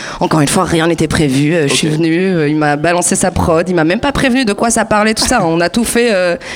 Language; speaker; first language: French; non-native, local second language; Arabic